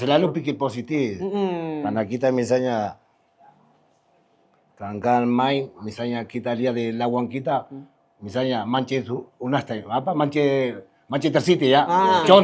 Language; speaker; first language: Indonesian; non-native, fluent; Spanish